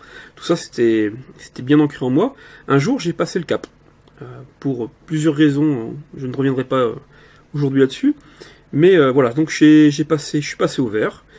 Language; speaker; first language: French; native; French